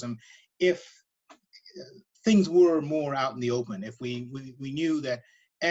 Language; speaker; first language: English; native; English